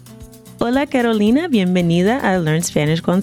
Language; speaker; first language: Spanish; non-native, fluent; English